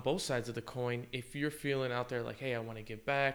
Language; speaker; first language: English; native; English